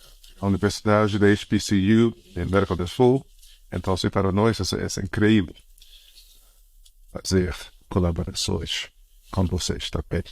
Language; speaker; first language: Portuguese; non-native, fluent; English